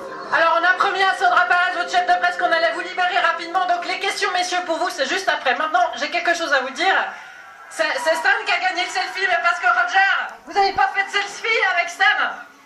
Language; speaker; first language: French; native; French